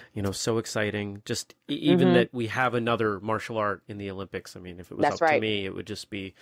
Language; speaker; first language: English; native; English